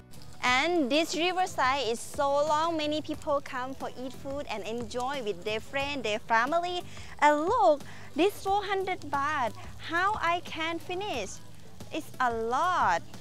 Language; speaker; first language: English; non-native, learner; Thai